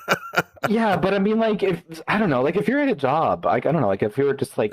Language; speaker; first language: English; native; English